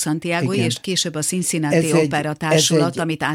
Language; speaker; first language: Hungarian; native; Hungarian